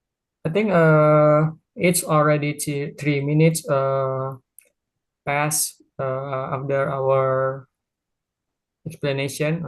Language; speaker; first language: English; non-native, learner; Indonesian